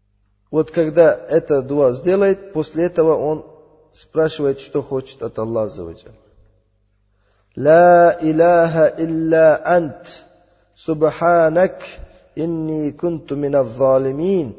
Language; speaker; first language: Russian; non-native, learner; Uzbek